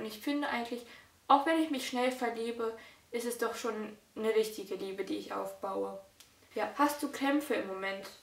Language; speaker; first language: German; early bilingual, other home language; Russian